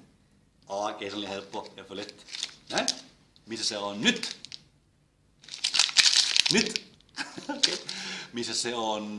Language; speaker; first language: Finnish; non-native, local second language; Swedish